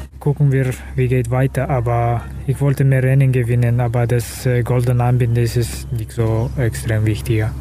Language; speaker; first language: German; non-native, learner; Kazakh